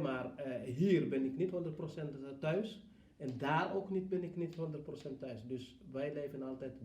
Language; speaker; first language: Dutch; non-native, fluent; Fula